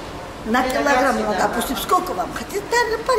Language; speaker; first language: Russian; non-native, fluent; Georgian